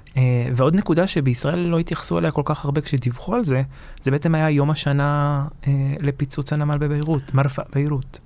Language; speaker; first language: Hebrew; early bilingual, other home language; Arabic